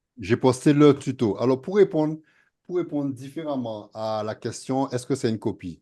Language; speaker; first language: French; native; French